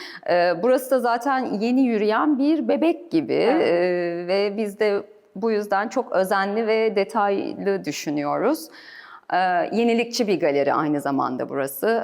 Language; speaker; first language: Turkish; native; Turkish